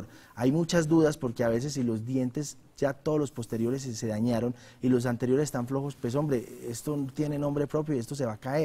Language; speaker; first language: Spanish; native; Spanish